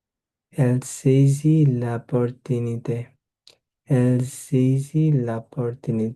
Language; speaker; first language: French; non-native, learner; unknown